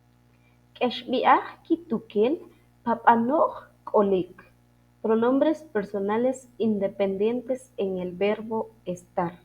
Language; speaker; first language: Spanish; non-native, local second language; Kʼicheʼ